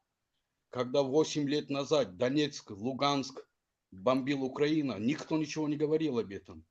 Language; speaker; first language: Russian; non-native, fluent; Tajik